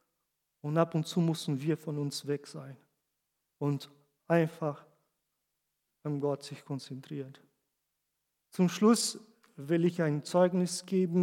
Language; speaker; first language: German; non-native, fluent; Portuguese